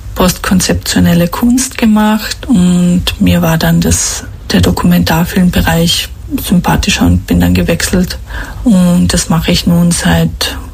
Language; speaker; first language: German; non-native, local second language; Slovenian